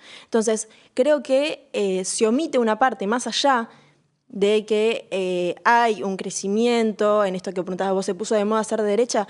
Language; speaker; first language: Spanish; native; Spanish